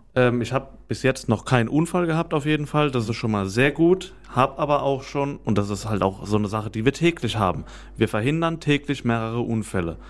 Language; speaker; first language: German; native; German